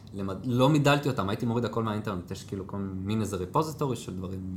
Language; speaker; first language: Hebrew; native; Hebrew